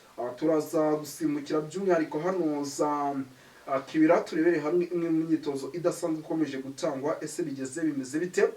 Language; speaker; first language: Kinyarwanda; native; Kinyarwanda